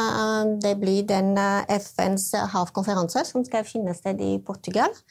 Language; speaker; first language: Norwegian; non-native, fluent; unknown